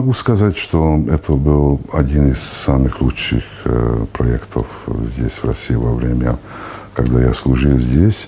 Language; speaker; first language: Russian; non-native, fluent; Hungarian